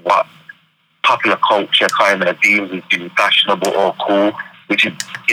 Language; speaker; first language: English; native; English